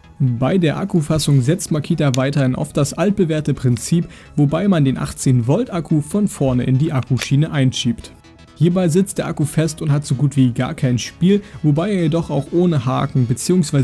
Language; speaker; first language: German; native; German